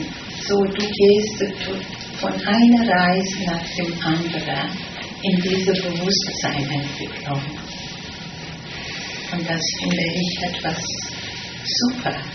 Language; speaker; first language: German; non-native, fluent; Italian